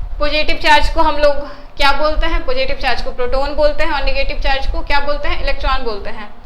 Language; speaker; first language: Hindi; native; Hindi